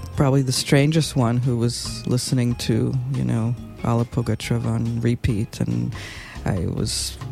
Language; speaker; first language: English; early bilingual, other home language; Russian